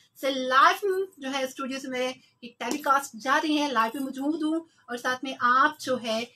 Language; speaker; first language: Urdu; non-native, local second language; Punjabi